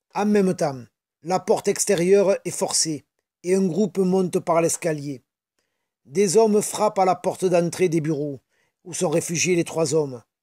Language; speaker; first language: French; native; French